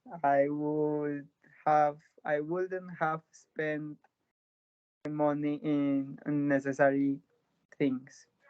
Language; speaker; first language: English; non-native, learner; Spanish